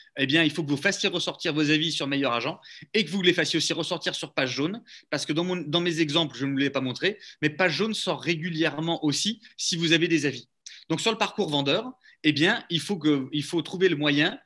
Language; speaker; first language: French; native; French